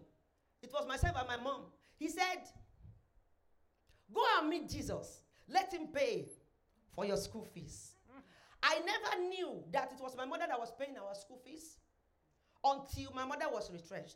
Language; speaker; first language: English; non-native, local second language; Yoruba